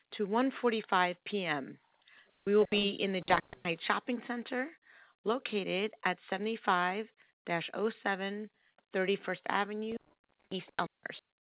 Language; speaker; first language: English; early bilingual, other home language; Spanish